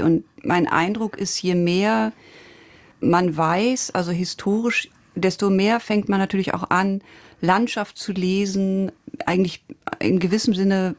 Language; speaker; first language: German; native; German